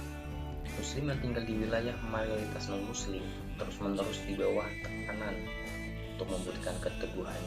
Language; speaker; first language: Indonesian; native; Indonesian